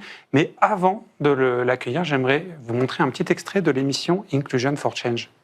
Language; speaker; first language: French; native; French